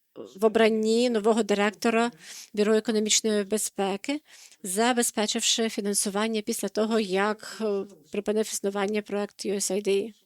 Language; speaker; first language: Ukrainian; non-native, fluent; Dutch